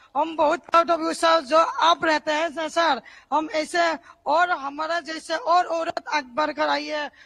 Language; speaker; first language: Hindi; non-native, local second language; Assamese